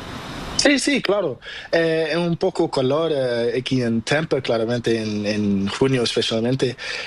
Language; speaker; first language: Spanish; non-native, learner; Portuguese